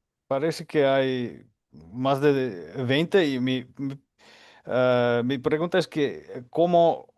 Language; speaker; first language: Spanish; non-native, fluent; Finnish